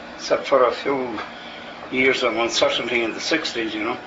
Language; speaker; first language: English; native; English